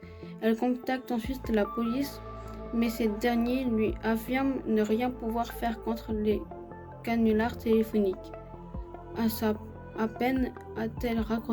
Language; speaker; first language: French; native; French